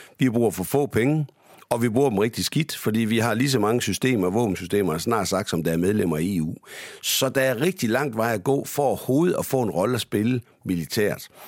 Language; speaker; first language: Danish; native; Danish